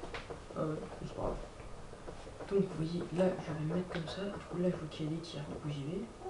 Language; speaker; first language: French; native; French